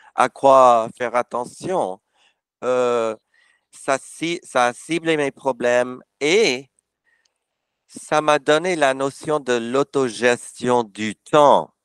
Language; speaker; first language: French; non-native, fluent; English